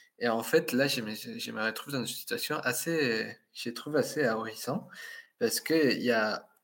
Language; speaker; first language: French; non-native, fluent; Spanish